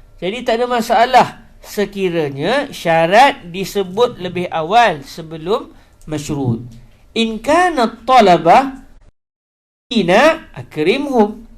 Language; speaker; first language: Malay; native; Malay